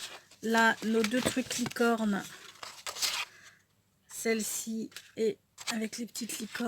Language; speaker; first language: French; native; French